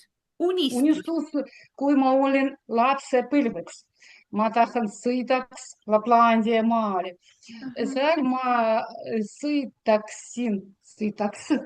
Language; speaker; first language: Estonian; non-native, learner; Russian